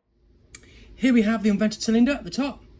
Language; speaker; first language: English; native; English